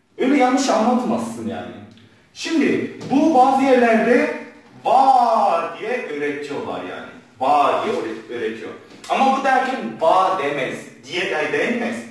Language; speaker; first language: Turkish; non-native, fluent; Korean